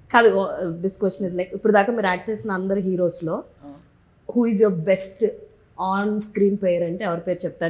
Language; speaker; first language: Telugu; native; Telugu